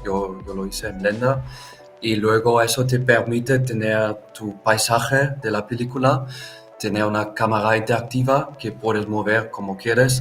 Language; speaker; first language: Spanish; non-native, fluent; German